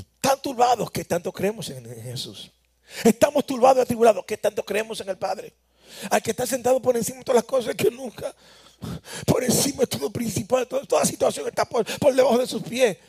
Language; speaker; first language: Spanish; native; Spanish